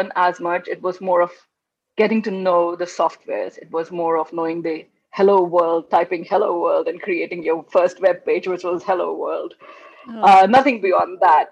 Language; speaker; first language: English; non-native, local second language; Hindi